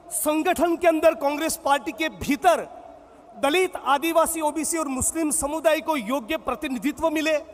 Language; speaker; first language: Hindi; non-native, local second language; Gujarati